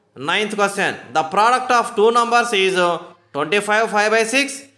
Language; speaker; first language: English; non-native, local second language; Telugu